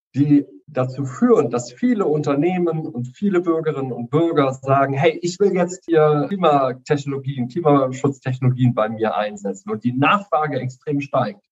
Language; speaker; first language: German; native; German